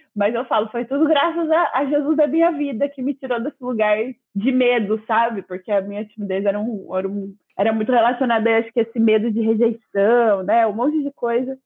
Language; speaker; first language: Portuguese; native; Portuguese